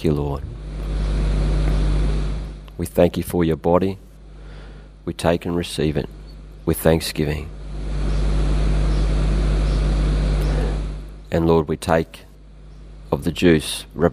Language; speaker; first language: English; native; English